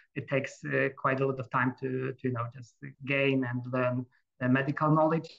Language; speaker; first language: English; non-native, fluent; Polish